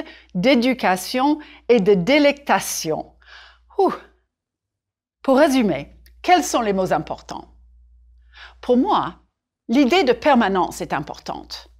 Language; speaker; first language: French; non-native, fluent; English